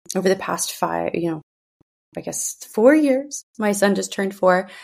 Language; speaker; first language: English; early bilingual, other home language; Russian